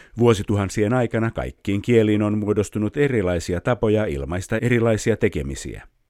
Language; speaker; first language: Finnish; native; Finnish